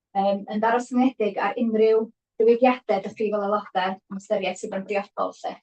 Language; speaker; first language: Welsh; native; Welsh